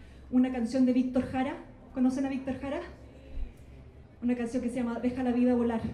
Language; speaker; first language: Spanish; native; Spanish